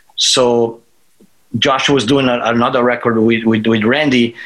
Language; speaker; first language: English; non-native, fluent; Portuguese